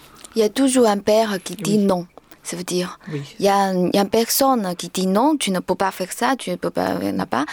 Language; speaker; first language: French; non-native, learner; Chinese